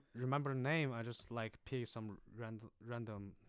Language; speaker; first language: English; non-native, learner; Chinese